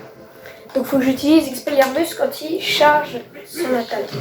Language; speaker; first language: French; native; French